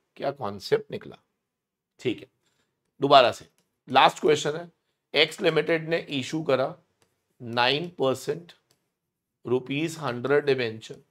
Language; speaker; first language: Hindi; native; Hindi